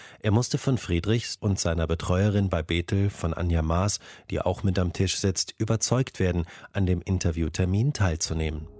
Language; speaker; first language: German; native; German